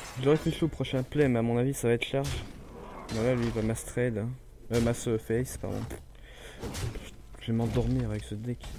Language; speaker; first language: French; native; French